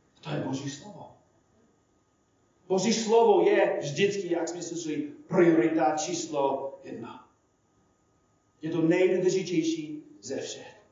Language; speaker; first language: Czech; non-native, fluent; English